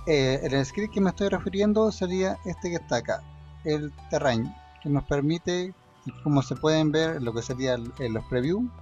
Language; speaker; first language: Spanish; native; Spanish